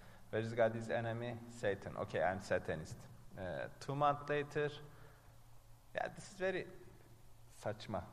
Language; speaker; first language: English; non-native, learner; Turkish